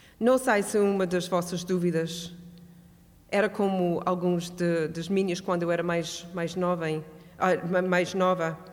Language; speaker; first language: Portuguese; non-native, fluent; English